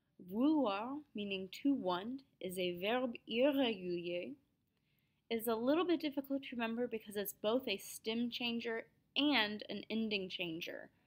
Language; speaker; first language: English; native; English